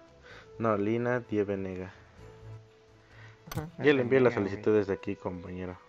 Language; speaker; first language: Spanish; native; Spanish